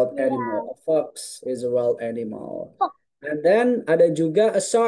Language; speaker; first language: English; non-native, fluent; Indonesian